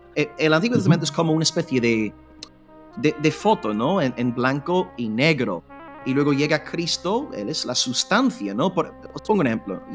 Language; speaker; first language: Spanish; non-native, fluent; English